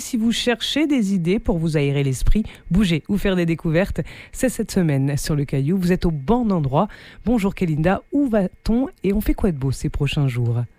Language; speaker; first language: French; native; French